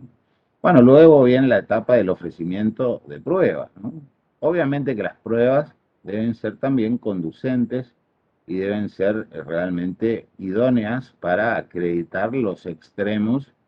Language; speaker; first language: Spanish; native; Spanish